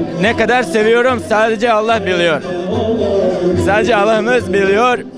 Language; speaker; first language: Turkish; non-native, learner; Bosnian